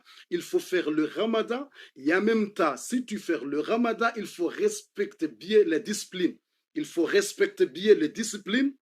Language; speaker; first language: French; non-native, learner; Comorian